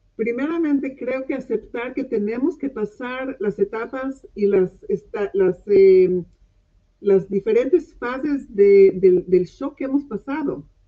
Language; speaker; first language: Spanish; non-native, local second language; English